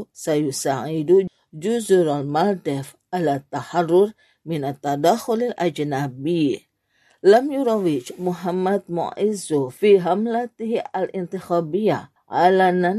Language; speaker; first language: Arabic; non-native, fluent; Indonesian